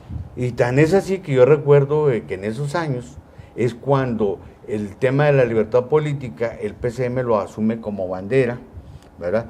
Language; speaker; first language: Spanish; native; Spanish